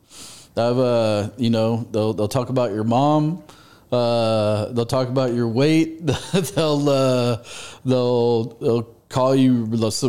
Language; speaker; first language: English; native; English